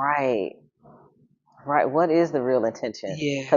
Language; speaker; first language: English; native; English